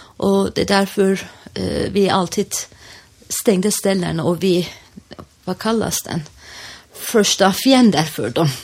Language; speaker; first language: Swedish; non-native, fluent; Turkish